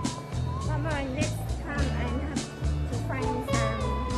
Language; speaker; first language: English; non-native, local second language; Filipino